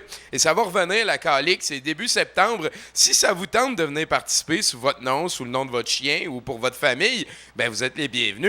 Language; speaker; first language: French; native; French